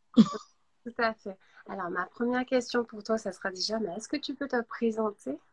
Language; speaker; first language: French; native; French